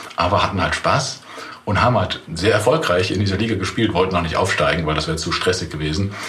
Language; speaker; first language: German; native; German